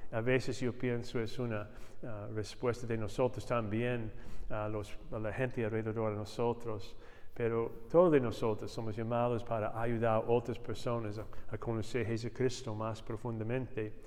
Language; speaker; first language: Spanish; non-native, learner; English